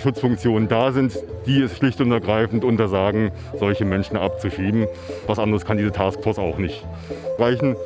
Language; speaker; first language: German; native; German